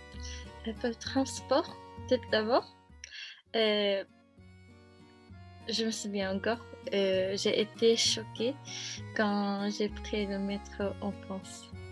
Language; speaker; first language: French; non-native, learner; Japanese